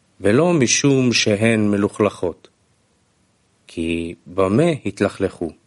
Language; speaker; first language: Hebrew; non-native, fluent; Russian